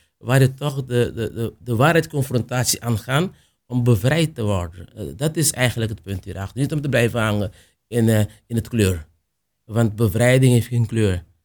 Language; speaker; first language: Dutch; non-native, local second language; Papiamento